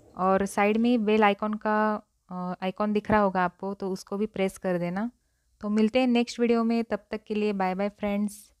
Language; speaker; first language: Hindi; non-native, local second language; Marathi